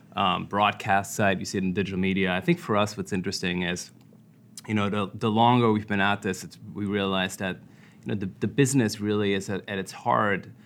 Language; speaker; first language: English; non-native, fluent; German